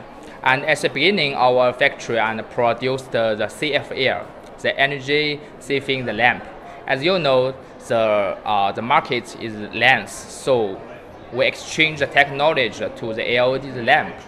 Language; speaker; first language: English; non-native, learner; Chinese